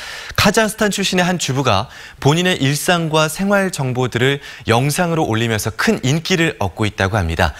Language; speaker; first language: Korean; native; Korean